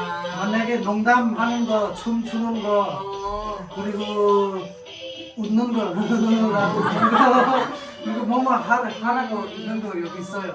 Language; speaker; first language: Korean; non-native, fluent; Nepali